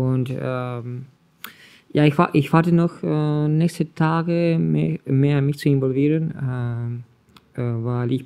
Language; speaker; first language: German; non-native, learner; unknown